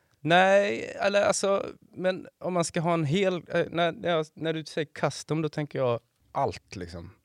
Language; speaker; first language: Swedish; native; Swedish